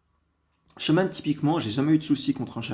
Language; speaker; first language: French; native; French